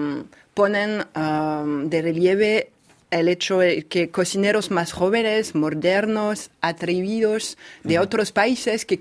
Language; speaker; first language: Spanish; non-native, fluent; French